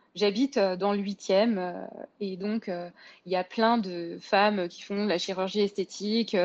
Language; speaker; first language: French; native; French